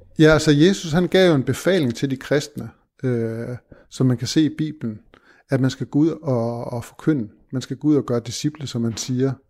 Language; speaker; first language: Danish; native; Danish